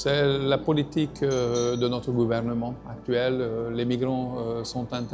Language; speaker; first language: French; non-native, fluent; Hungarian